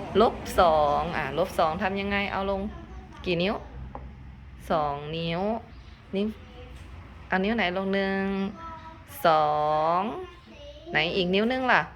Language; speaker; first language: Thai; native; Thai